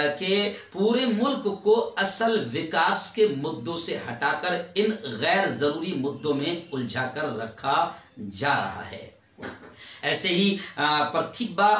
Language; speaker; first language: Urdu; native; Urdu